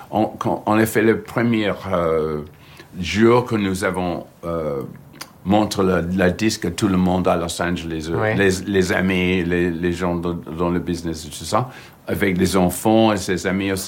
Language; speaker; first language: French; non-native, learner; English